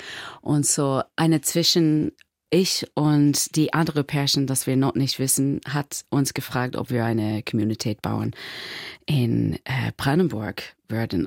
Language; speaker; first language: German; non-native, learner; English